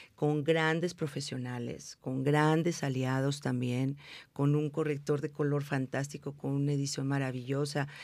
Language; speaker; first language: Spanish; native; Spanish